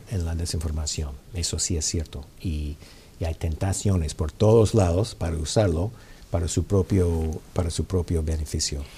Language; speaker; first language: Spanish; non-native, fluent; English